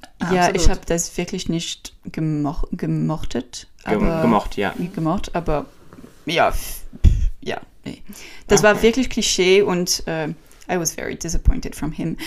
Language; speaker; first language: German; non-native, learner; French